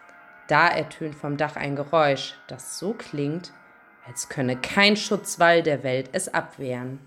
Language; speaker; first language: German; native; German